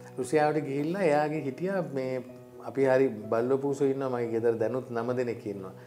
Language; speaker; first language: Sinhala; native; Sinhala